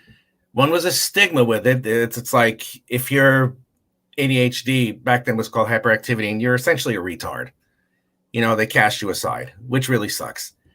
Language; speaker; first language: English; native; English